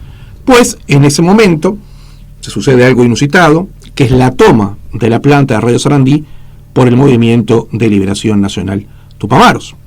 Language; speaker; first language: Spanish; native; Spanish